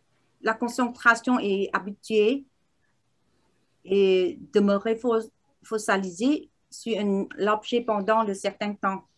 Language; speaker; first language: French; non-native, learner; Vietnamese